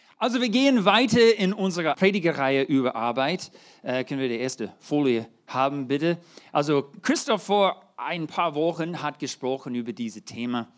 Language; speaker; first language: German; non-native, fluent; English